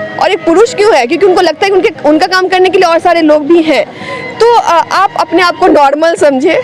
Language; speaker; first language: Hindi; native; Hindi